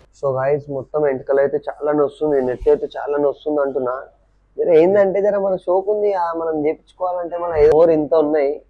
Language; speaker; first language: Telugu; non-native, local second language; Urdu